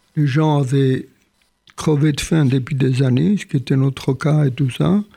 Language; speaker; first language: French; non-native, fluent; Polish